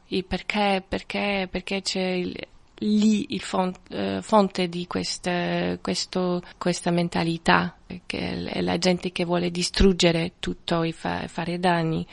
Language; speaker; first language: Italian; non-native, fluent; French